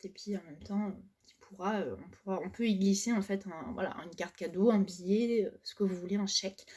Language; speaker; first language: French; native; French